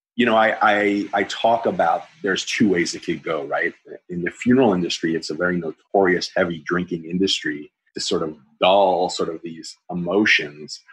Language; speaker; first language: English; native; English